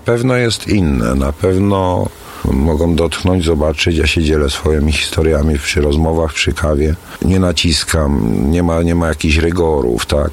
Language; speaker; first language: Polish; native; Polish